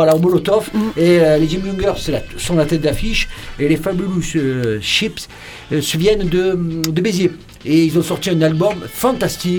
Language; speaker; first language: French; native; French